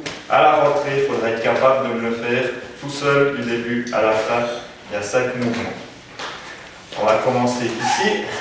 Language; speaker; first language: French; native; French